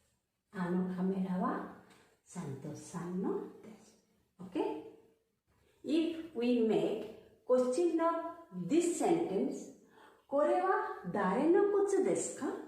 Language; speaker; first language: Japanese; non-native, fluent; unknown